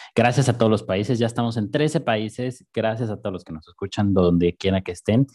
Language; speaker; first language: Spanish; native; Spanish